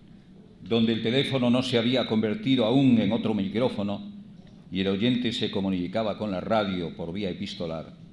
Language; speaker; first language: Spanish; native; Spanish